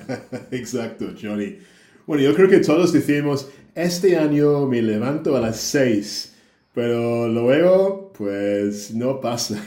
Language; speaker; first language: Spanish; non-native, fluent; English